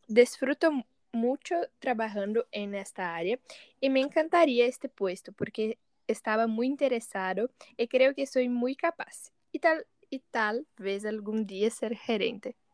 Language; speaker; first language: Spanish; non-native, learner; Portuguese